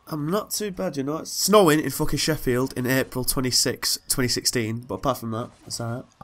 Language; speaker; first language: English; native; English